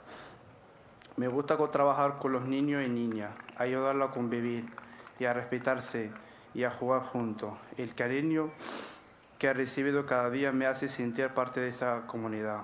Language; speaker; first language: Spanish; non-native, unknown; Arabic